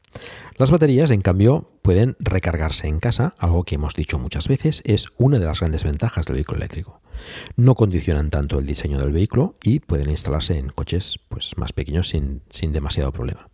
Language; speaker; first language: Spanish; native; Spanish